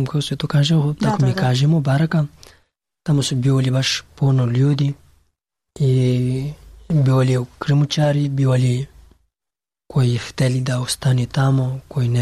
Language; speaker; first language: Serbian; non-native, learner; Pashto